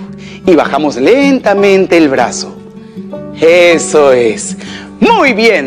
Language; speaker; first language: Spanish; native; Spanish